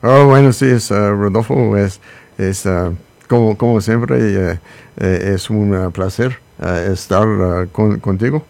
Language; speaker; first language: Spanish; non-native, learner; English